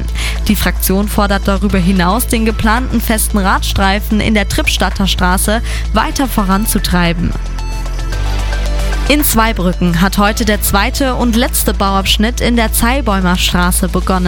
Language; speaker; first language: German; native; German